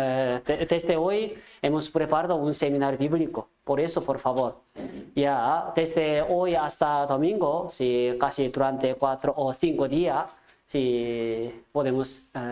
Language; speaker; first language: Spanish; non-native, fluent; Korean